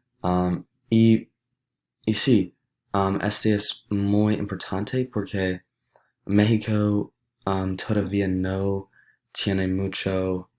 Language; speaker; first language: Spanish; non-native, learner; English